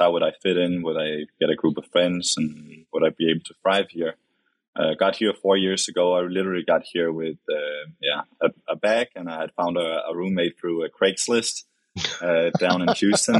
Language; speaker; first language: English; non-native, fluent; Danish